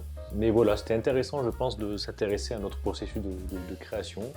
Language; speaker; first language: French; native; French